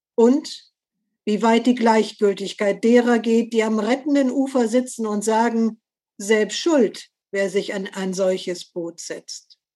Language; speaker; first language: German; native; German